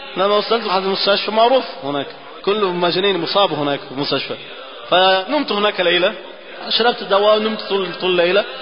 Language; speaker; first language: Arabic; non-native, fluent; Portuguese